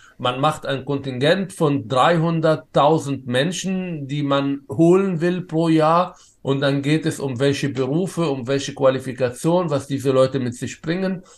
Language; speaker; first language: German; non-native, fluent; Arabic